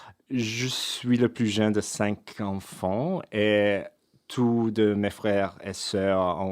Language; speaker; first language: French; non-native, fluent; English